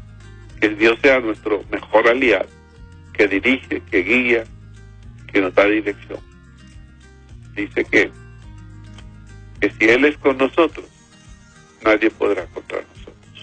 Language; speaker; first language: Spanish; native; Spanish